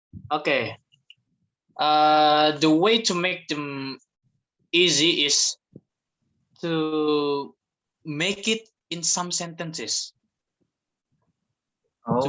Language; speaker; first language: English; non-native, fluent; Indonesian